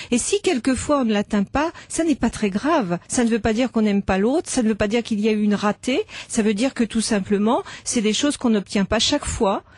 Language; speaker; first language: French; native; French